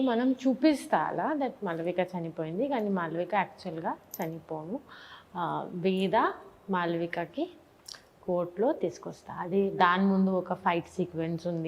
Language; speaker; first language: Telugu; non-native, learner; Bangla